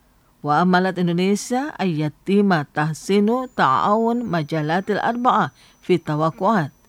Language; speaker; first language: Arabic; non-native, fluent; Indonesian